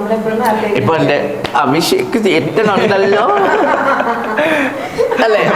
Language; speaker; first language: Malayalam; non-native, learner; Assamese